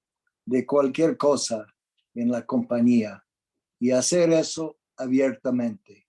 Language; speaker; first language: Spanish; non-native, fluent; English